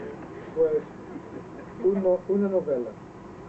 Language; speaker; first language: Spanish; non-native, fluent; Welsh